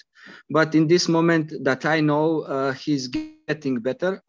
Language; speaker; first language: English; non-native, fluent; Croatian